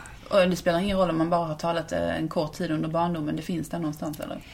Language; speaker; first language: Swedish; native; Swedish